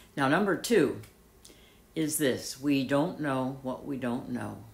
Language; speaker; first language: English; native; English